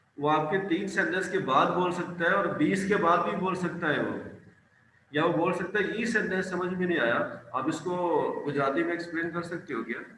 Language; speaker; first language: Hindi; non-native, local second language; Punjabi